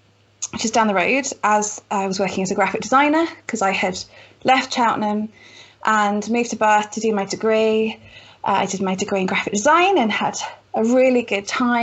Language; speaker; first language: English; native; English